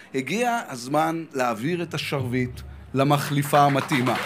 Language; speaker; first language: Hebrew; native; Hebrew